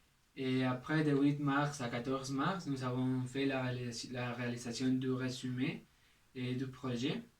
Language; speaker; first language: French; non-native, learner; Spanish